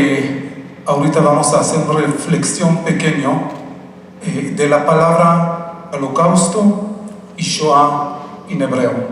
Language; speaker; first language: Spanish; non-native, fluent; Hebrew